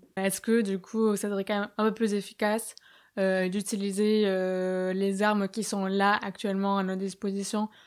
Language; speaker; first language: French; native; French